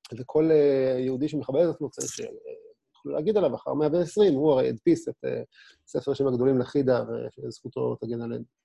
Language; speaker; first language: Hebrew; native; Hebrew